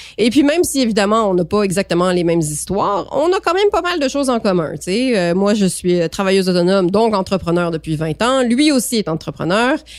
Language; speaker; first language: French; native; French